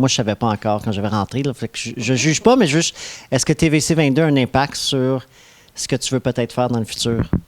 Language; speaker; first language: French; native; French